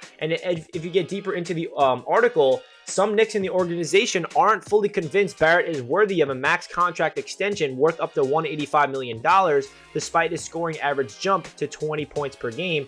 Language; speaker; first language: English; native; English